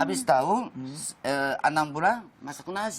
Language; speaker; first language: Indonesian; non-native, fluent; Japanese